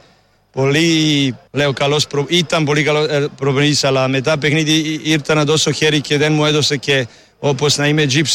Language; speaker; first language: Greek; non-native, learner; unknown